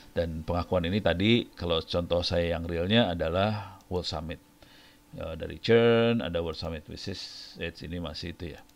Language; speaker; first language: Indonesian; native; Indonesian